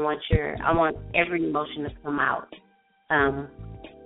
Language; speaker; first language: English; native; English